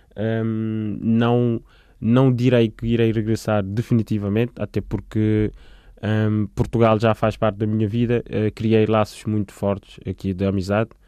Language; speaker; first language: Portuguese; non-native, fluent; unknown